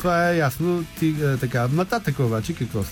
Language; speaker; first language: Bulgarian; native; Bulgarian